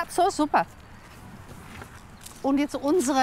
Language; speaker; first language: German; native; German